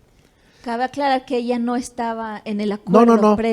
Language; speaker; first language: Spanish; native; Spanish